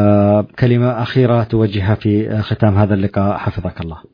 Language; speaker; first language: Arabic; native; Arabic